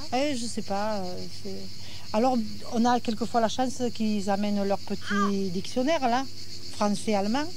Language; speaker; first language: French; native; French